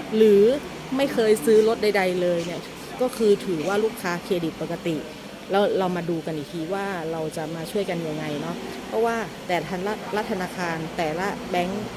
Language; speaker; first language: Thai; native; Thai